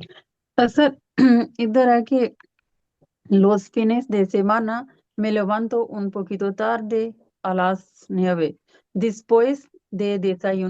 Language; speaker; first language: Spanish; non-native, learner; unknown